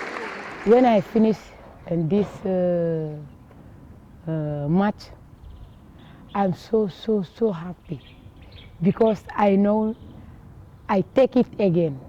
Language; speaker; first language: English; non-native, local second language; Wolof